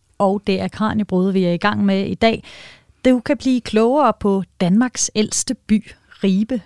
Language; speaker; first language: Danish; native; Danish